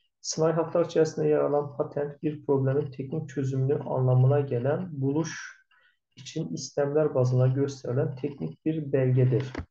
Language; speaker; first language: Turkish; native; Turkish